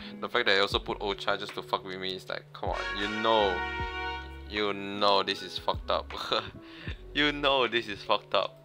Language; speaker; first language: English; non-native, learner; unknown